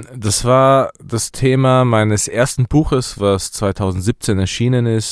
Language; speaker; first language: German; early bilingual, other home language; Persian